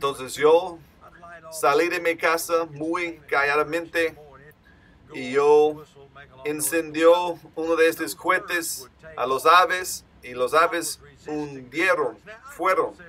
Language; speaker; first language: Spanish; non-native, learner; English